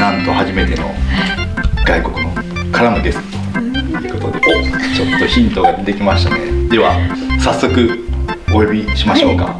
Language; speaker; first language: Japanese; native; Japanese